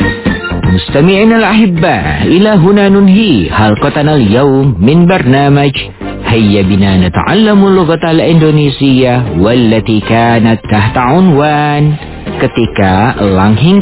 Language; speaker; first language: Arabic; non-native, fluent; Indonesian